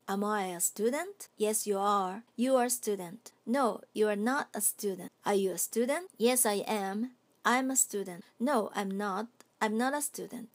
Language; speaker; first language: English; non-native, fluent; Japanese